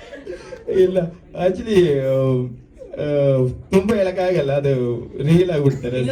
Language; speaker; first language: Kannada; non-native, fluent; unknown